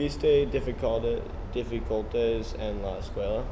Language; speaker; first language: Spanish; non-native, learner; English